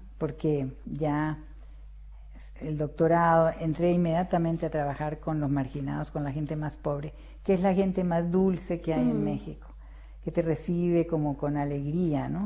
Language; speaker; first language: Spanish; early bilingual, other home language; Russian